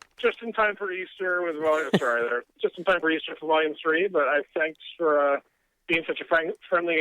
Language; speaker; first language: English; native; English